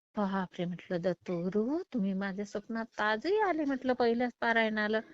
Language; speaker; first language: Marathi; native; Marathi